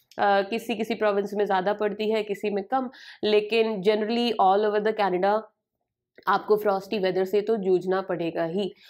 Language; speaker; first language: Hindi; native; Hindi